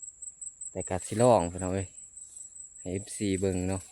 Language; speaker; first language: Thai; non-native, local second language; Northeastern Thai